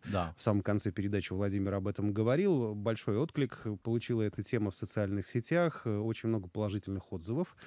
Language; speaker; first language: Russian; native; Russian